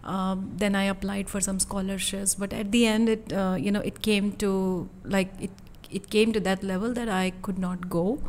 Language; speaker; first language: English; non-native, local second language; Hindi